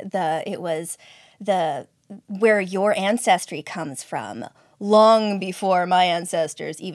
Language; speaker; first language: English; native; English